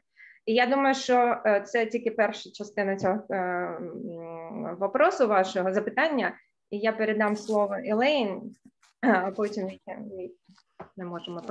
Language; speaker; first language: Ukrainian; non-native, local second language; Russian